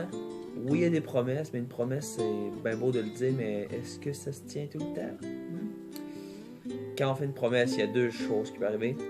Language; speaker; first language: French; native; French